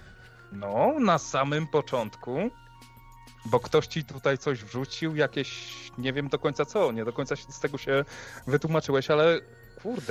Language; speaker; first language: Polish; native; Polish